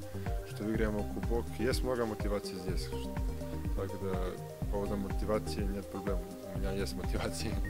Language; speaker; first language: Russian; non-native, learner; Serbian